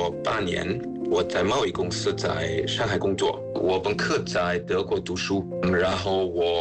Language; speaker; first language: Chinese; non-native, fluent; German